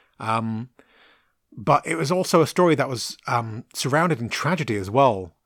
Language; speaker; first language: English; native; English